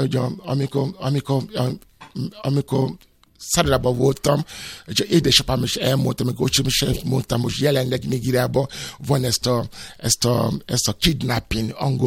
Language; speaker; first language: Hungarian; non-native, fluent; Yoruba